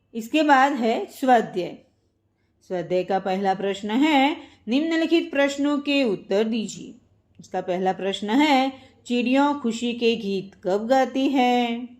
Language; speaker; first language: Hindi; non-native, local second language; Gujarati